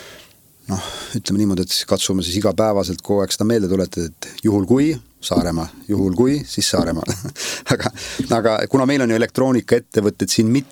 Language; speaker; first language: Estonian; native; Estonian